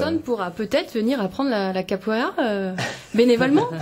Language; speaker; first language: French; native; French